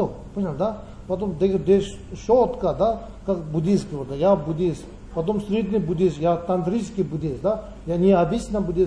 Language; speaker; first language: Russian; non-native, learner; Tibetan